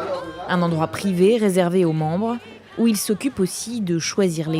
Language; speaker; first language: French; native; French